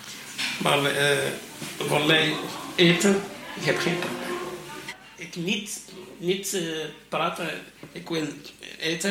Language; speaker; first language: Dutch; non-native, learner; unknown